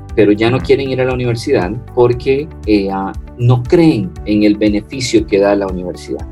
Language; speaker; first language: Spanish; non-native, fluent; French